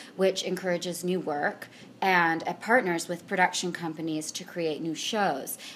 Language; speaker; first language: English; native; English